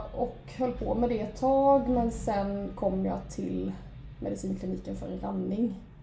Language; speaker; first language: Swedish; native; Swedish